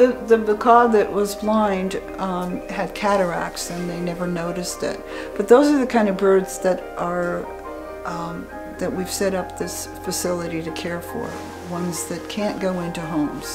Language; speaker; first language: English; native; English